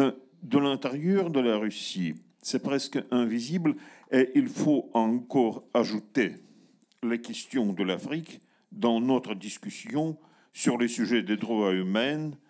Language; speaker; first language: French; non-native, learner; Russian